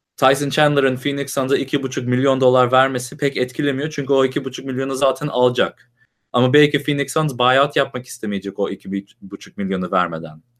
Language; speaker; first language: Turkish; native; Turkish